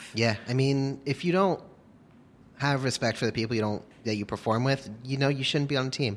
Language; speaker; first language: English; native; English